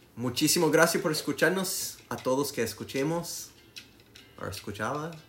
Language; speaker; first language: Spanish; non-native, learner; English